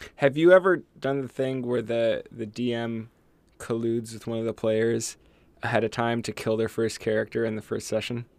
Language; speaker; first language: English; native; English